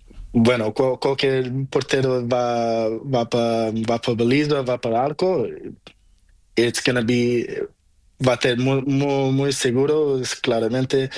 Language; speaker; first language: Spanish; non-native, learner; Portuguese